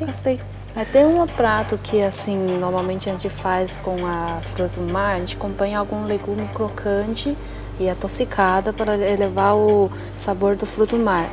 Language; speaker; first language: Portuguese; non-native, learner; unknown